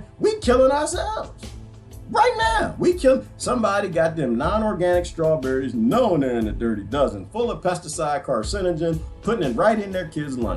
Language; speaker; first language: English; native; English